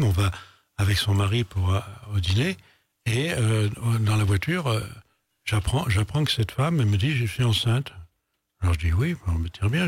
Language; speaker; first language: French; native; French